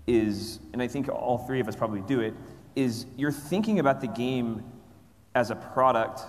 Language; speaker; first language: English; native; English